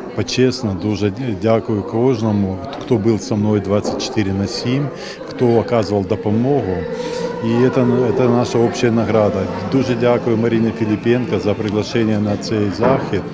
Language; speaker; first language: Ukrainian; non-native, local second language; Russian